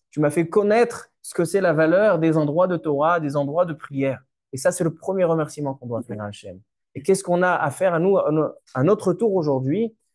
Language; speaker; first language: French; native; French